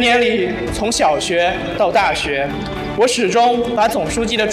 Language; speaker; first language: Chinese; native; Chinese